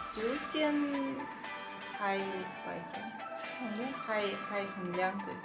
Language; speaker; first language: Chinese; non-native, learner; Russian